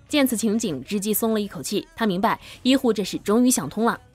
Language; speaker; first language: Chinese; native; Chinese